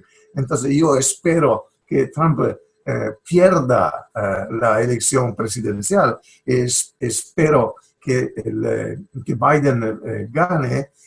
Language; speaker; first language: Spanish; non-native, fluent; Italian